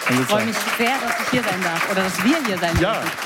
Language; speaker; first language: German; native; German